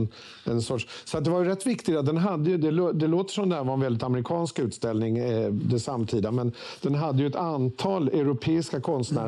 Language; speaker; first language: Swedish; native; Swedish